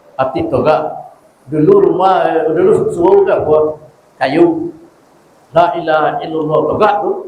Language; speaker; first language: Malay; non-native, local second language; Minangkabau